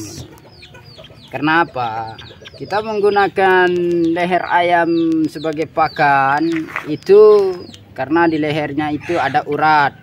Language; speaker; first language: Indonesian; native; Indonesian